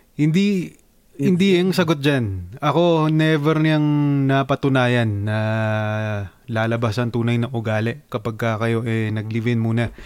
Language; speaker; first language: Filipino; native; Filipino